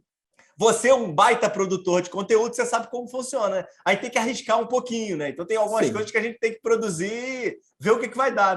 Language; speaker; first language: Portuguese; native; Portuguese